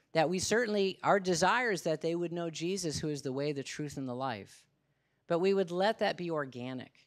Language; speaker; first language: English; native; English